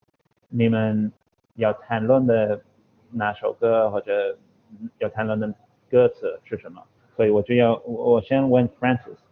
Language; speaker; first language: Chinese; non-native, fluent; English